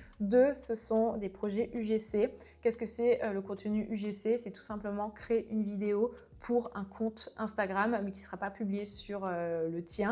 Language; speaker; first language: French; native; French